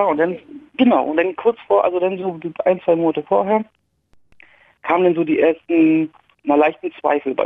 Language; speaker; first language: German; native; German